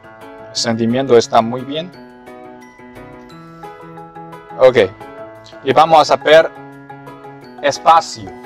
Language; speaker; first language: Spanish; non-native, learner; Chinese